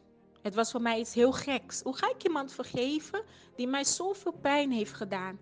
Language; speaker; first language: Dutch; non-native, fluent; Portuguese